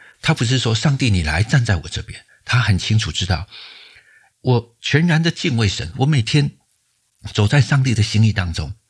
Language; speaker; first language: Chinese; native; Chinese